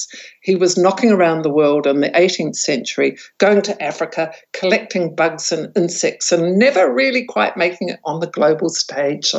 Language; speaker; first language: English; native; English